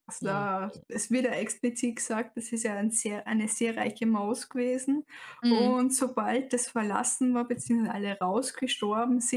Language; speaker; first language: German; native; German